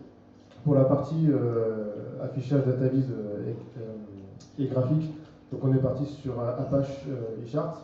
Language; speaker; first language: French; native; French